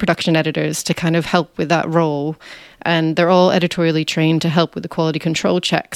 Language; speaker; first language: English; native; English